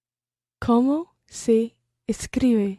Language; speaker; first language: Spanish; non-native, learner; English